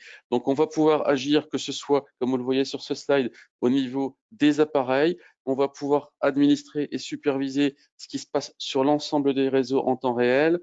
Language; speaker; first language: French; native; French